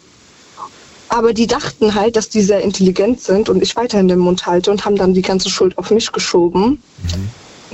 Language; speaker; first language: German; native; German